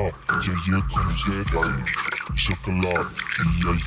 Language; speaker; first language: Russian; non-native, learner; German